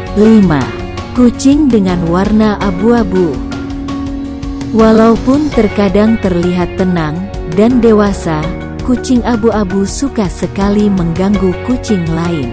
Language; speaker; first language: Indonesian; native; Indonesian